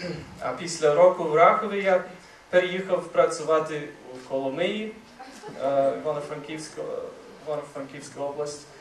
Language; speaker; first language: Ukrainian; non-native, fluent; English